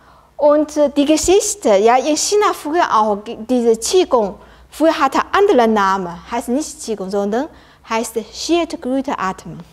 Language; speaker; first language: German; non-native, learner; Chinese